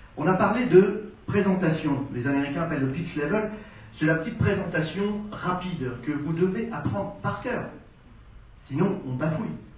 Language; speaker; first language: French; native; French